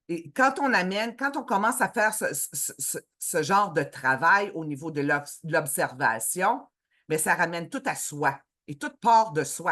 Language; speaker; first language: French; native; French